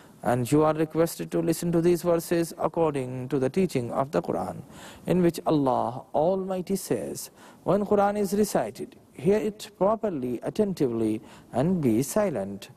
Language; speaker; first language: English; non-native, local second language; Urdu